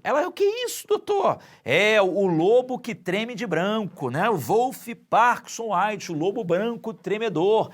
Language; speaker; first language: Portuguese; native; Portuguese